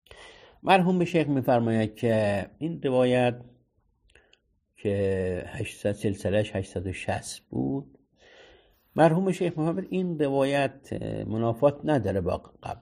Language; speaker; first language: Persian; native; Persian